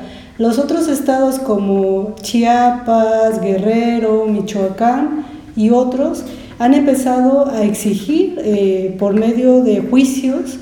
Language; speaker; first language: Spanish; native; Spanish